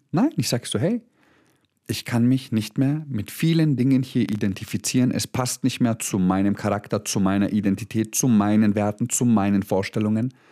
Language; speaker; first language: German; early bilingual, other home language; Croatian